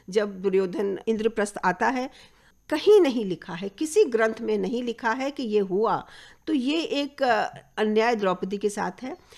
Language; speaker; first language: Hindi; native; Hindi